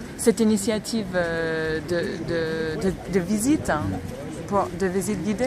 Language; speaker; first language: French; non-native, fluent; English